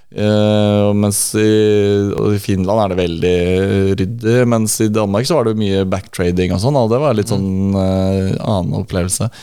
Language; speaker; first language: Norwegian; native; Norwegian